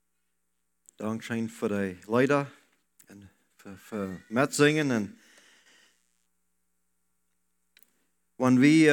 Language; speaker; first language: German; non-native, learner; Low German